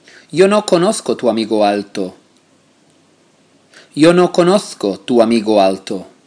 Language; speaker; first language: Spanish; non-native, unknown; English